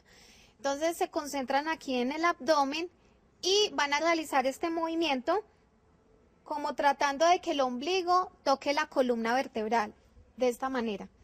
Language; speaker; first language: Spanish; native; Spanish